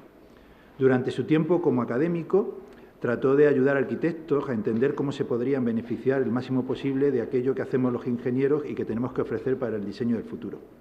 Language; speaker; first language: Spanish; native; Spanish